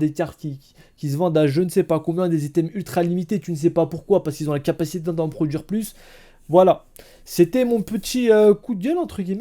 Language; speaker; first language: French; native; French